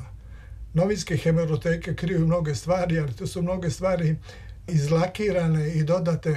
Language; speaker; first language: Serbian; native; Serbian